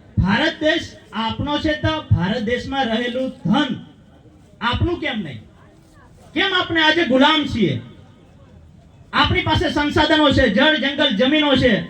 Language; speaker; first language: Gujarati; non-native, local second language; Rathawi